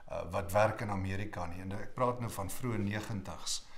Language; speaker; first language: Afrikaans; native; Afrikaans